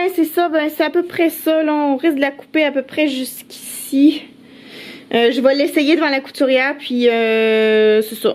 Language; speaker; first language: French; native; French